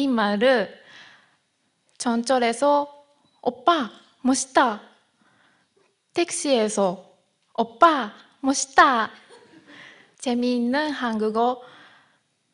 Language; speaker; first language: Korean; non-native, learner; Japanese